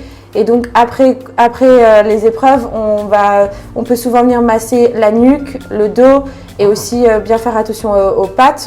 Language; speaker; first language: French; native; French